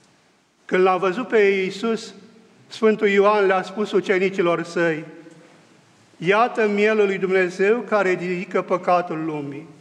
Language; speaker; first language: Romanian; native; Romanian